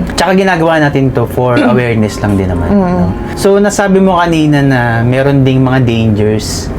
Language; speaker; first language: Filipino; native; Filipino